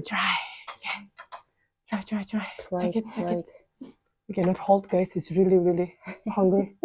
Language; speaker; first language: English; non-native, learner; Indonesian